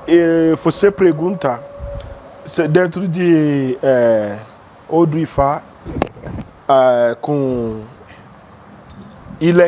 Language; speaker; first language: Portuguese; non-native, learner; Yoruba